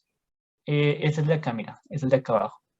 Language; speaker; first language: Spanish; native; Spanish